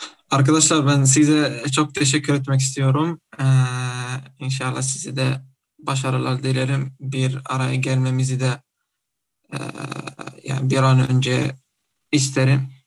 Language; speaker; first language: Turkish; non-native, fluent; Arabic